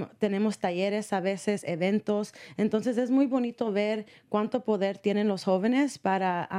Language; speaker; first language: Spanish; early bilingual, heritage; Spanish